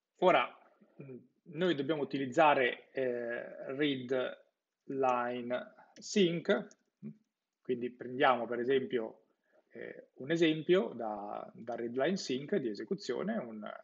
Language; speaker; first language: Italian; native; Italian